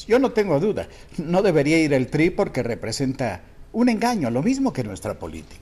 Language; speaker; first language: Spanish; native; Spanish